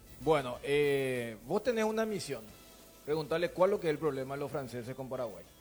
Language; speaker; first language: Spanish; native; Spanish